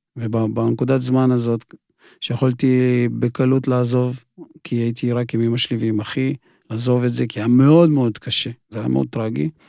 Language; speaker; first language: Hebrew; non-native, fluent; Russian